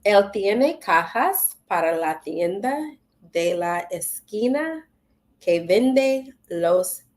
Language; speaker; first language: Spanish; non-native, learner; English